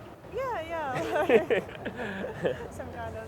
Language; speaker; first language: English; non-native, fluent; Russian